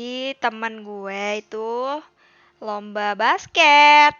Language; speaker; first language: Indonesian; native; Indonesian